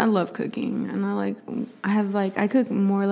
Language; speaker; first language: English; native; English